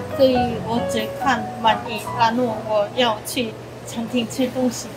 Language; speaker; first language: Chinese; non-native, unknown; Korean